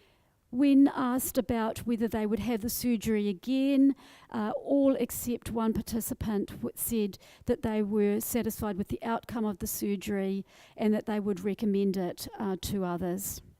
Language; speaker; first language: English; native; English